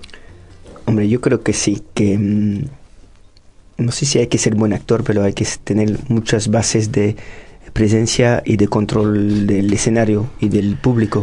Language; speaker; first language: Spanish; non-native, fluent; French